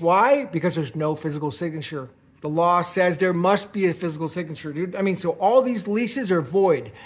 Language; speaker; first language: English; native; English